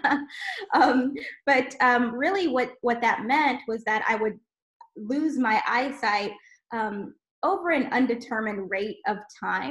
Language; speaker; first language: English; native; English